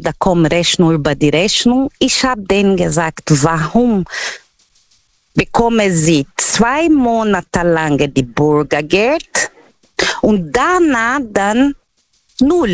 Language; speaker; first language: German; non-native, learner; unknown